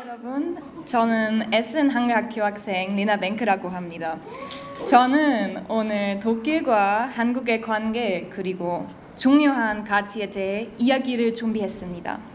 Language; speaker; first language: Korean; early bilingual, heritage; Korean